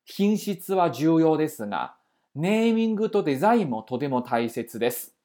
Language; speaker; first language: Japanese; non-native, fluent; Chinese